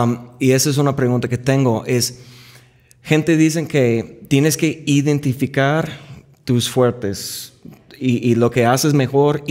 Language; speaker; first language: Spanish; non-native, fluent; English